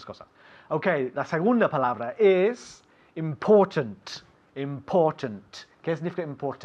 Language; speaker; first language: Spanish; non-native, fluent; English